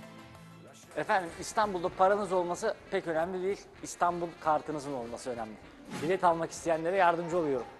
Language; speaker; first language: Turkish; native; Turkish